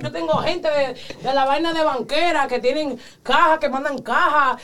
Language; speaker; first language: Spanish; early bilingual, other home language; English